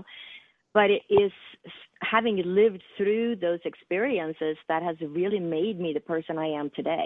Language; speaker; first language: English; non-native, fluent; Swedish